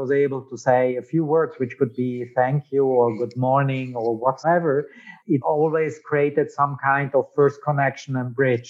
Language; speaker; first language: English; non-native, fluent; German